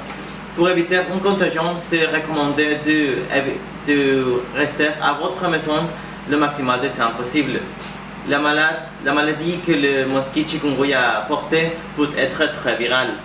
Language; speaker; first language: French; non-native, learner; Spanish